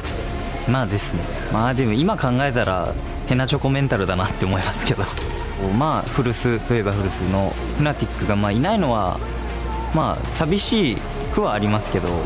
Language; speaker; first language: Japanese; native; Japanese